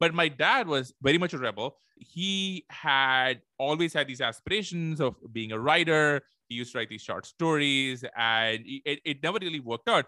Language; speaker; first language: English; non-native, local second language; Tamil